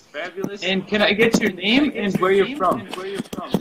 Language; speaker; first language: English; native; English